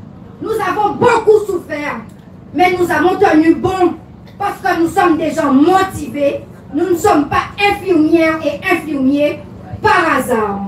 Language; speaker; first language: French; native; French